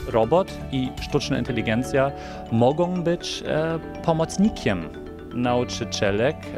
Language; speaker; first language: Polish; non-native, fluent; German